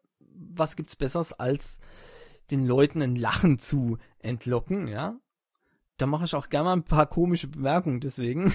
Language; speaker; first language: German; native; German